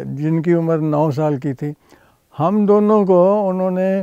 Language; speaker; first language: Hindi; native; Hindi